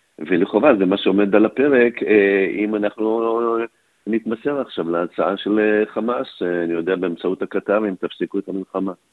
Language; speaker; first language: Hebrew; native; Hebrew